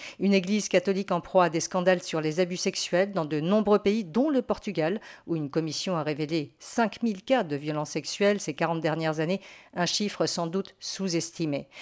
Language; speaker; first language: French; native; French